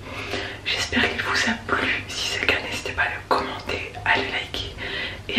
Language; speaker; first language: French; native; French